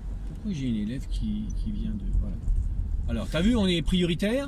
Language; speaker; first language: French; native; French